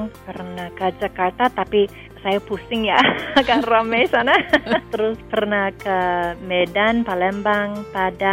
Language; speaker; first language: Indonesian; non-native, fluent; English